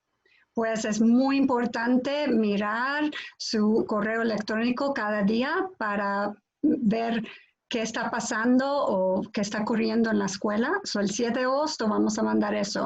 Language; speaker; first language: Spanish; non-native, fluent; English